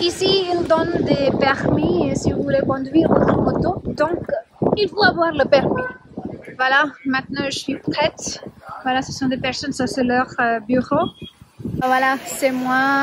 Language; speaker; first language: French; non-native, learner; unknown